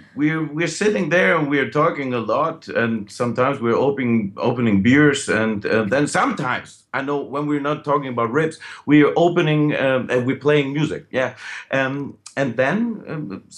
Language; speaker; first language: English; non-native, fluent; German